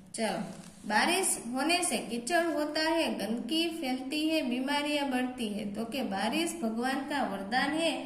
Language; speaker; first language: Hindi; non-native, local second language; Gujarati